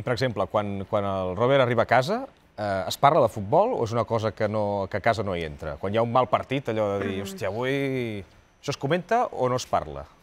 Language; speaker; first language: Catalan; native; Catalan